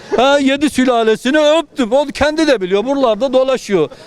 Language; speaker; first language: Turkish; native; Turkish